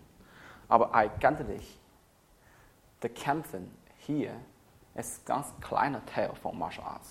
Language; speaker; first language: German; non-native, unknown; Chinese